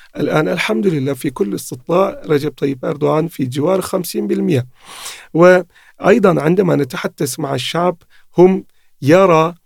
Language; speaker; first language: Arabic; non-native, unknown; Turkish